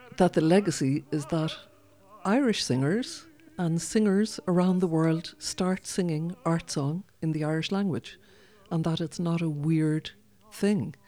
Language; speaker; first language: English; non-native, local second language; Irish